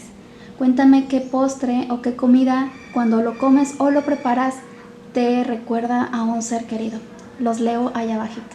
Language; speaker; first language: Spanish; native; Spanish